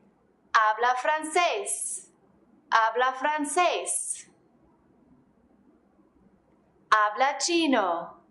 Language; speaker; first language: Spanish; non-native, fluent; English